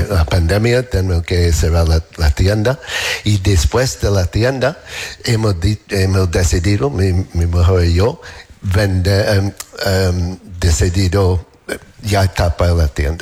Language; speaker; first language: Spanish; non-native, learner; English